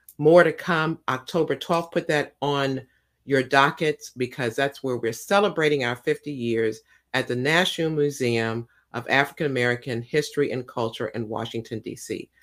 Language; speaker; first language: English; native; English